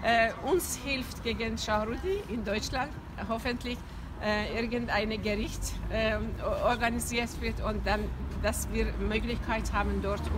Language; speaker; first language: German; non-native, fluent; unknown